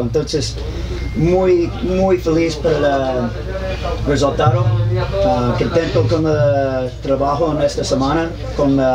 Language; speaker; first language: Spanish; non-native, learner; English